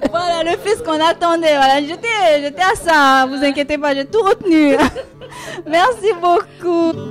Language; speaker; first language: French; non-native, local second language; Sango